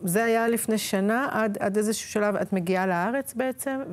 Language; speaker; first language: Hebrew; native; Hebrew